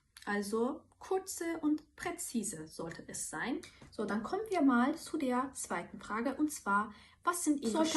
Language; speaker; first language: German; non-native, fluent; Turkish